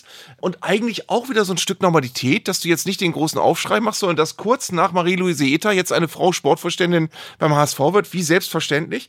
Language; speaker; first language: German; native; German